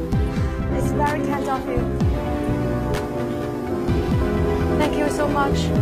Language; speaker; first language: English; non-native, learner; Chinese